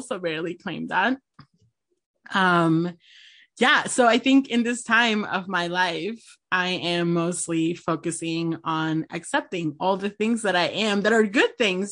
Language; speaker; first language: English; non-native, fluent; Spanish